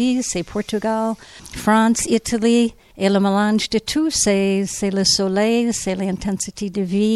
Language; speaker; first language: French; non-native, learner; English